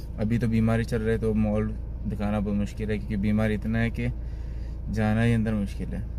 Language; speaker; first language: Urdu; early bilingual, heritage; Urdu